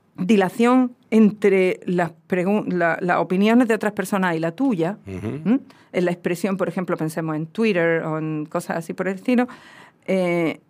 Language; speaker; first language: Spanish; native; Spanish